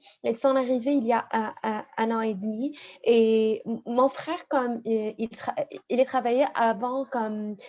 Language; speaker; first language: French; non-native, fluent; Arabic